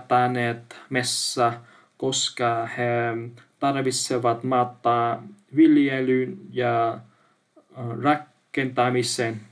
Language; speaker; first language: Finnish; non-native, learner; Vietnamese